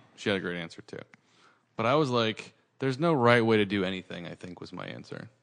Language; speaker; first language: English; early bilingual, other home language; Italian